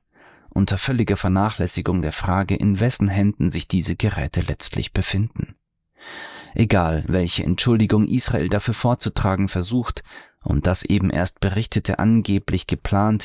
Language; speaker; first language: German; native; German